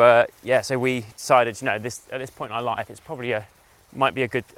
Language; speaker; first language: English; native; English